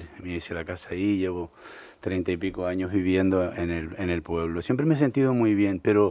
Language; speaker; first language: Spanish; native; Spanish